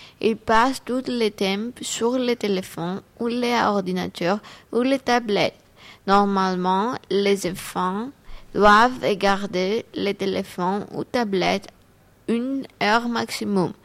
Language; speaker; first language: French; non-native, learner; Greek